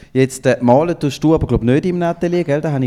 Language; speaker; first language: German; native; German